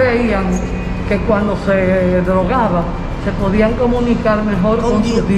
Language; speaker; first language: Spanish; native; Spanish